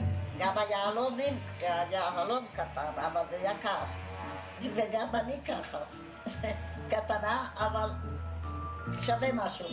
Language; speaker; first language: Hebrew; non-native, fluent; Hungarian